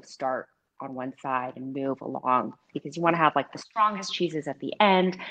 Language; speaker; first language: English; native; English